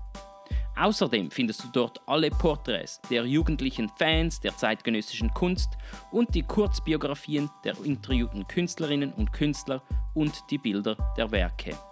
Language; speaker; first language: German; native; German